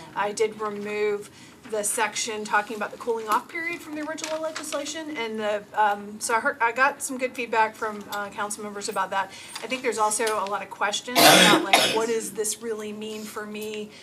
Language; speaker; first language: English; native; English